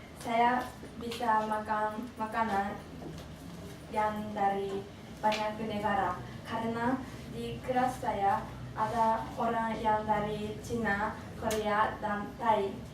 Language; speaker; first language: Indonesian; non-native, learner; Japanese